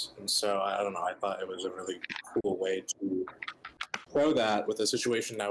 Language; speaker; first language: English; native; English